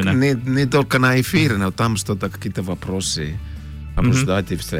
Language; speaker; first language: Russian; non-native, learner; Finnish